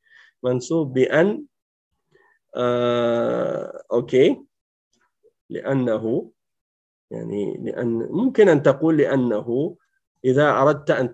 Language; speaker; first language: Arabic; non-native, fluent; French